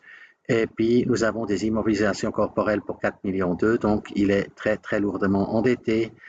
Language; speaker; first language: French; native; French